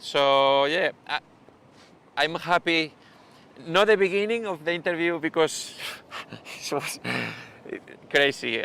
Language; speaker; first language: English; non-native, fluent; Spanish